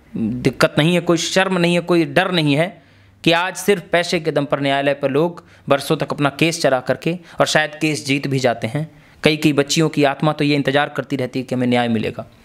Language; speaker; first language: Hindi; native; Hindi